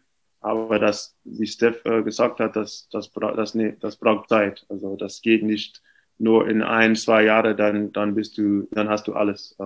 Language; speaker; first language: German; non-native, fluent; English